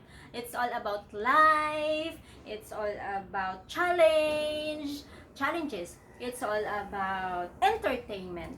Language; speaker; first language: English; non-native, local second language; Filipino